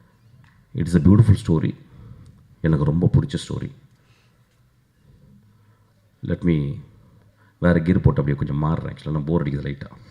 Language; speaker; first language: Tamil; native; Tamil